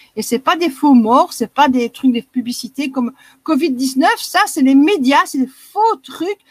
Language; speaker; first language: French; native; French